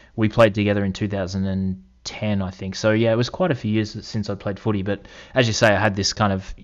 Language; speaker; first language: English; native; English